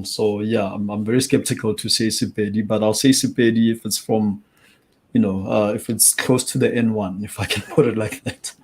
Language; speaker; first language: English; non-native, local second language; Tswana